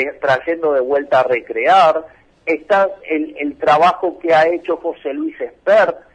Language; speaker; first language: Spanish; native; Spanish